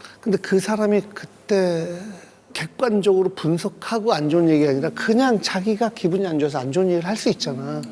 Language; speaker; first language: Korean; native; Korean